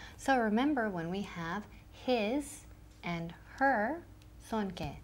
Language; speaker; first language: English; native; English